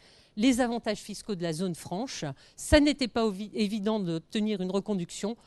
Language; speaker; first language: French; native; French